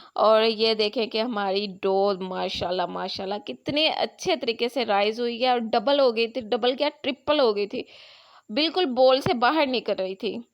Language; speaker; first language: Urdu; non-native, local second language; Punjabi